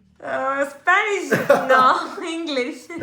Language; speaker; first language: English; non-native, local second language; Malayalam